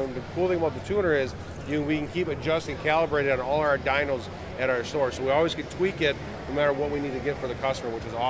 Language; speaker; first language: English; native; English